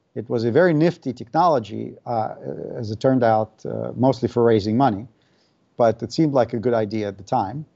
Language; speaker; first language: English; non-native, fluent; Russian